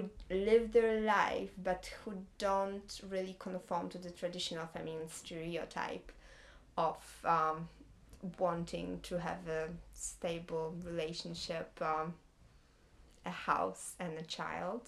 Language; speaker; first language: English; non-native, fluent; Polish